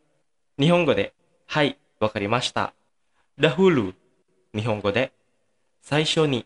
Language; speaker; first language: Japanese; non-native, fluent; Indonesian